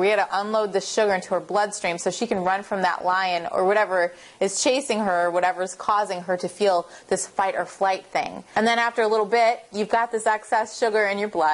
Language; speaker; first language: English; native; English